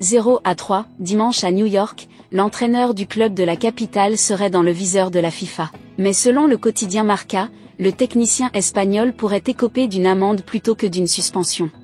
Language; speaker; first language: French; native; French